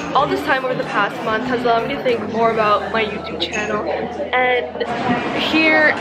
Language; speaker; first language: English; native; English